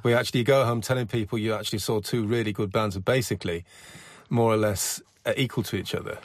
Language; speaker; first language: English; native; English